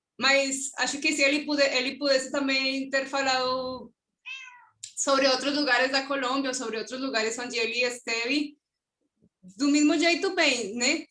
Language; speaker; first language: Portuguese; non-native, fluent; Spanish